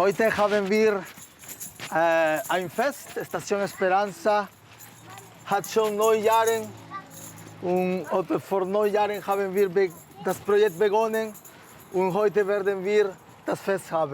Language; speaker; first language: German; non-native, fluent; Spanish